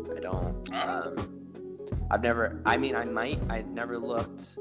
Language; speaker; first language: English; native; English